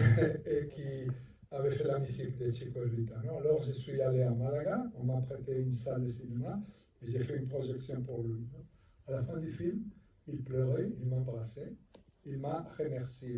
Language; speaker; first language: French; non-native, fluent; Spanish